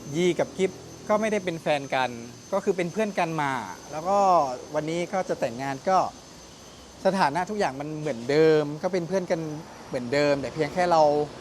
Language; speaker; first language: Thai; non-native, local second language; Malay